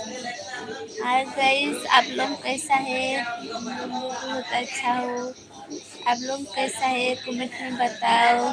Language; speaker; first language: Hindi; non-native, local second language; Santali